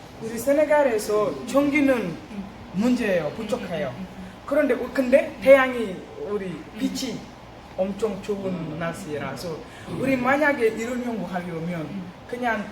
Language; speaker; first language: Korean; non-native, learner; Wolof